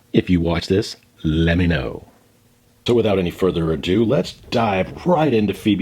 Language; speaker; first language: English; native; English